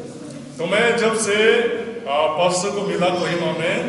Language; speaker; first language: Hindi; non-native, local second language; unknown